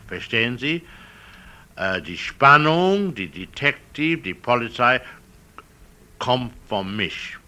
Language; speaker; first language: German; non-native, learner; English